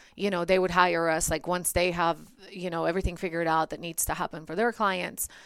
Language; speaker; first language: English; early bilingual, other home language; Bulgarian